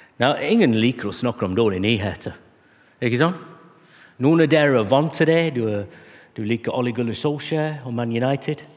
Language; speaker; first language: Norwegian; non-native, fluent; English